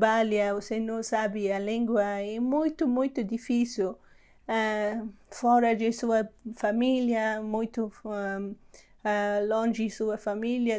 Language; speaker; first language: Portuguese; non-native, learner; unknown